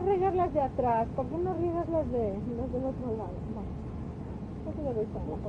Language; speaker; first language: Spanish; native; Spanish